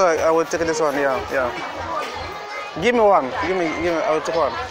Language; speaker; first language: English; non-native, learner; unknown